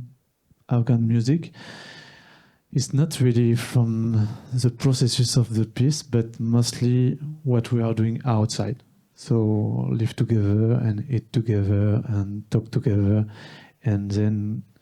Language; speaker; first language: English; non-native, learner; French